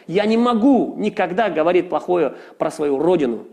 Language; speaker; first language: Russian; non-native, local second language; Kazakh